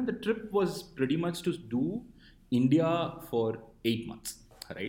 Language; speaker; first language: English; non-native, local second language; Tamil